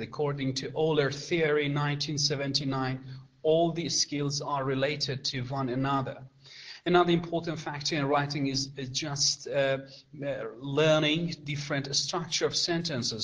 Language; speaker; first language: English; non-native, fluent; Persian